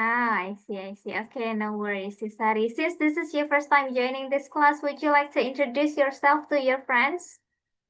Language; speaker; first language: English; non-native, fluent; Indonesian